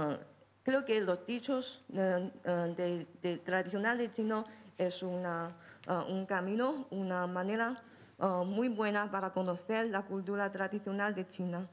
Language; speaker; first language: Spanish; non-native, fluent; Chinese